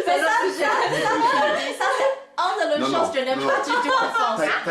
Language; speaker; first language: French; non-native, fluent; Chinese